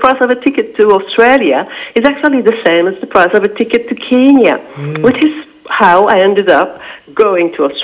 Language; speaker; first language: English; non-native, fluent; French